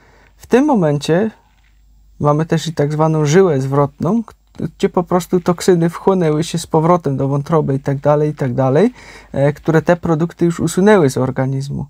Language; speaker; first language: Polish; native; Polish